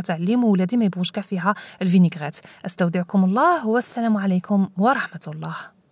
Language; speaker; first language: Arabic; native; Arabic